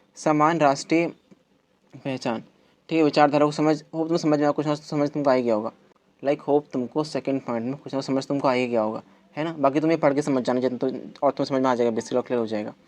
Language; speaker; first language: Hindi; native; Hindi